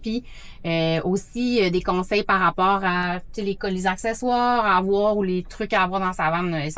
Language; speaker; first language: French; native; French